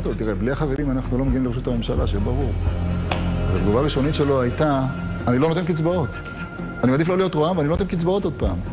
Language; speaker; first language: Hebrew; native; Hebrew